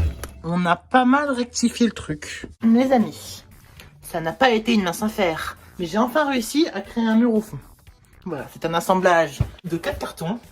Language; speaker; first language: French; native; French